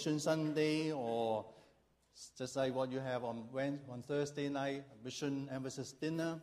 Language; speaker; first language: English; non-native, local second language; Cantonese